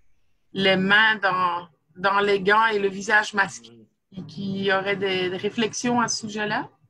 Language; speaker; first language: French; native; French